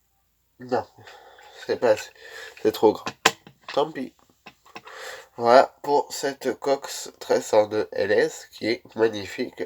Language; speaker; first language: French; native; French